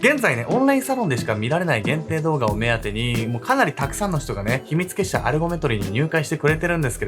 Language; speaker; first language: Japanese; native; Japanese